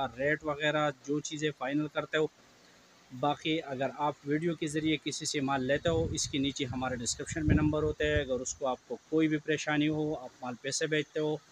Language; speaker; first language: Urdu; native; Urdu